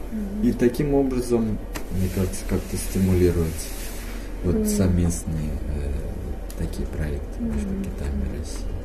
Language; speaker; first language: Russian; early bilingual, heritage; Russian